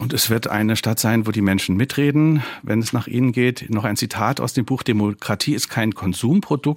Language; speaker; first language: German; native; German